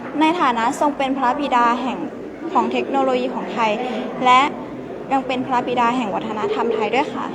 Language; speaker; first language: Thai; native; Thai